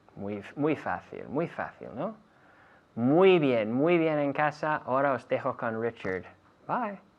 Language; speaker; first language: Spanish; non-native, fluent; English